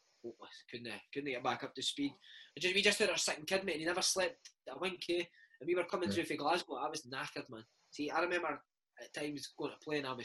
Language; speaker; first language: English; native; English